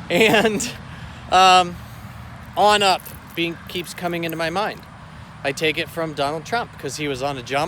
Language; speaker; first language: English; native; English